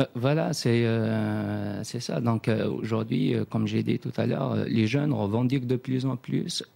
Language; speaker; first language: French; non-native, local second language; Kabyle